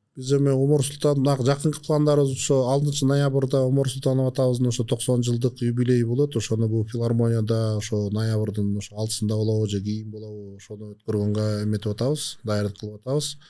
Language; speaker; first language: Kyrgyz; native; Kyrgyz